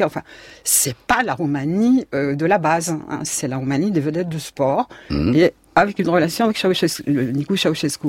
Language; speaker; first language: French; native; French